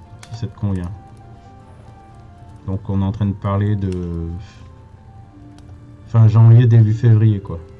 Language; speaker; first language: French; native; French